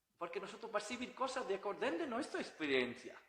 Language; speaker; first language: Spanish; non-native, learner; Bangla